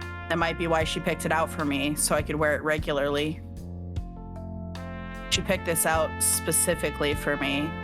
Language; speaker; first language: English; native; English